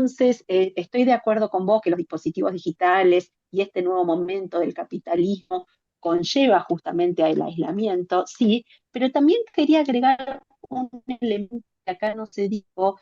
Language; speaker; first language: Spanish; native; Spanish